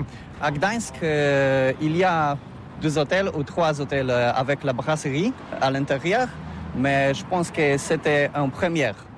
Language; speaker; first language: French; non-native, learner; Polish